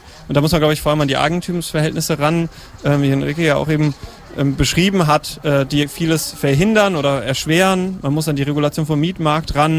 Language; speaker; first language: German; native; German